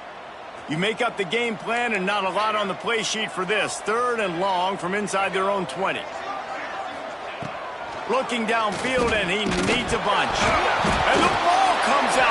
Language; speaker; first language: English; native; English